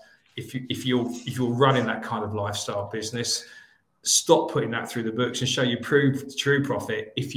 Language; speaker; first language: English; native; English